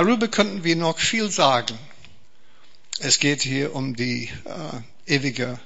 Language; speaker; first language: German; non-native, fluent; English